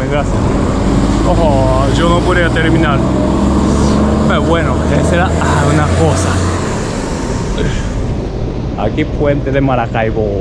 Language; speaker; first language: Spanish; non-native, learner; Japanese